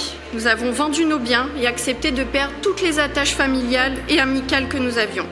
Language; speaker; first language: French; native; French